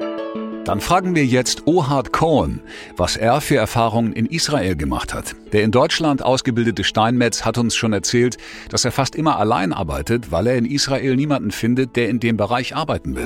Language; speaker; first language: German; native; German